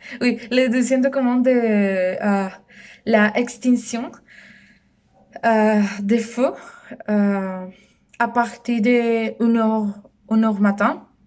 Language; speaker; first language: French; non-native, learner; Spanish